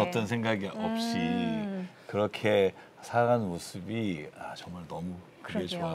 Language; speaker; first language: Korean; native; Korean